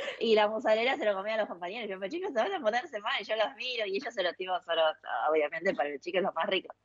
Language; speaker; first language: Spanish; early bilingual, other home language; Chinese